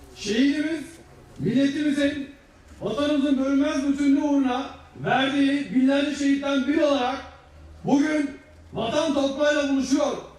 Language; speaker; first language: Turkish; native; Turkish